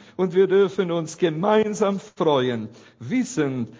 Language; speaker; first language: German; non-native, fluent; Romanian